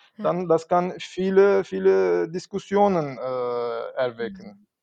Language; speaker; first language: German; non-native, fluent; Turkish